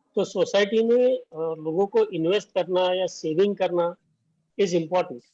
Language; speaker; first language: Hindi; non-native, local second language; Marathi